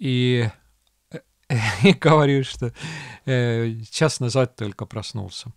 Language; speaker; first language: Russian; non-native, local second language; Estonian